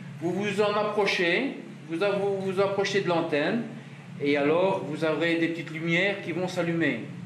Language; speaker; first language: French; native; French